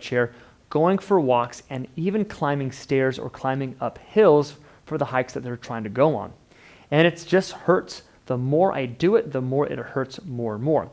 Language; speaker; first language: English; native; English